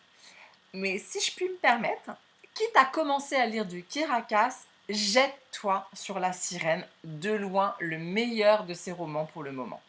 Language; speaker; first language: French; native; French